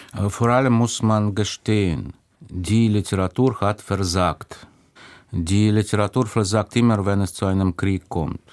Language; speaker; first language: German; non-native, fluent; Russian